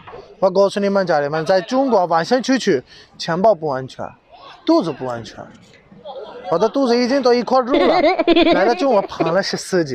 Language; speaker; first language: Chinese; non-native, fluent; Urdu